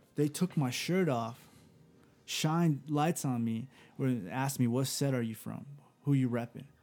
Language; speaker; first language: English; native; English